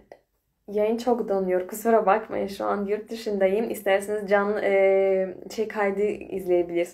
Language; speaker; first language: Turkish; non-native, fluent; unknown